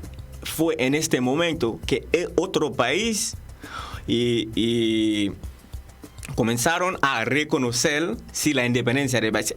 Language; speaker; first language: Spanish; non-native, fluent; Haitian Creole